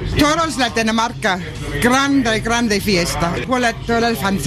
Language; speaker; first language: Spanish; non-native, learner; Danish